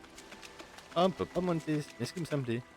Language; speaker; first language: French; native; French